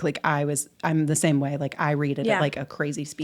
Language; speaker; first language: English; native; English